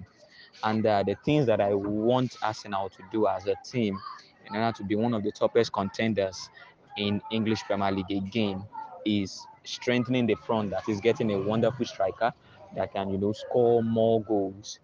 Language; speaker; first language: English; non-native, local second language; Yoruba